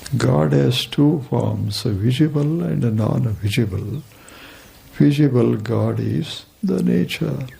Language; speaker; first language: English; non-native, local second language; Kannada